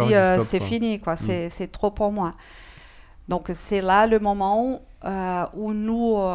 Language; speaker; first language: French; non-native, fluent; Portuguese